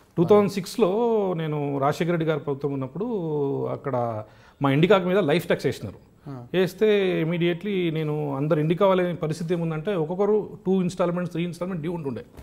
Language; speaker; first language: Telugu; non-native, local second language; Urdu